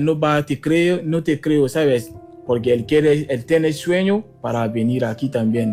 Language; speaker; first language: Spanish; non-native, learner; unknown